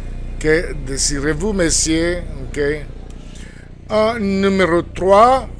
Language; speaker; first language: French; non-native, fluent; Spanish